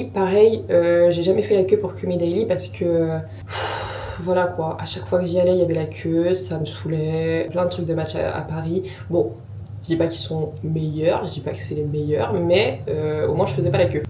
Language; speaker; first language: French; native; French